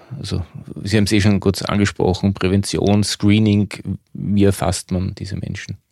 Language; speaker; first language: German; native; German